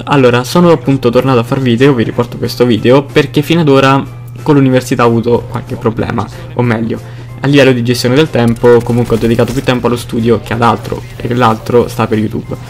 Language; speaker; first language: Italian; native; Italian